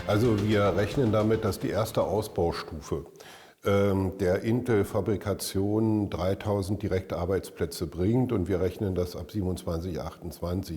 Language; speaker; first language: German; native; German